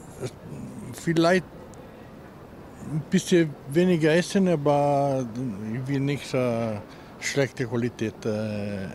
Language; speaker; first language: German; non-native, learner; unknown